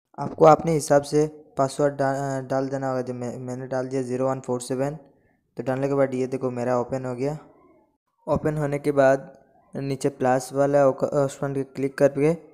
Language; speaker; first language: Hindi; native; Hindi